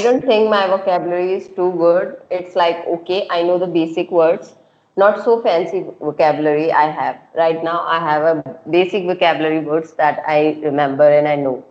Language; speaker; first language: English; non-native, local second language; Hindi